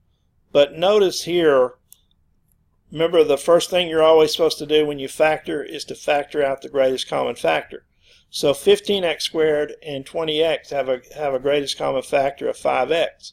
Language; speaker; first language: English; native; English